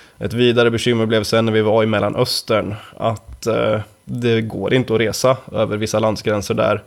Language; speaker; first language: Swedish; native; Swedish